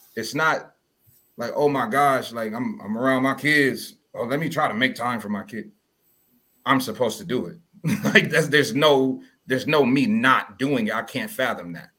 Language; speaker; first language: English; early bilingual, other home language; Yoruba